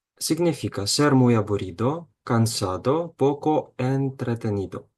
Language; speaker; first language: Spanish; non-native, fluent; Ukrainian